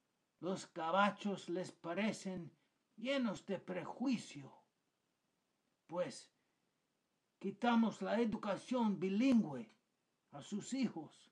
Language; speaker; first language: Spanish; non-native, fluent; English